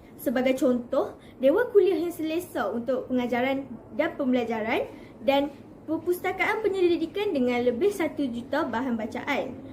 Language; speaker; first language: Malay; native; Malay